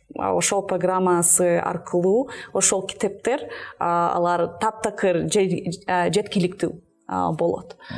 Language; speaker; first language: Kyrgyz; non-native, learner; English